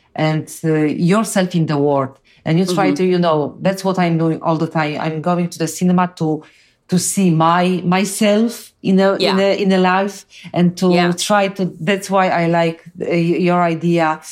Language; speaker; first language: English; non-native, fluent; Polish